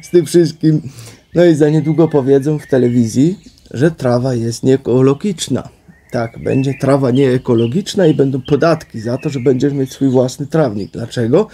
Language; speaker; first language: Polish; native; Polish